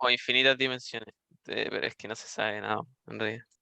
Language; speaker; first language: Spanish; native; Spanish